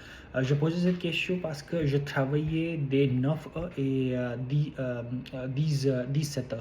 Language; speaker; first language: French; non-native, learner; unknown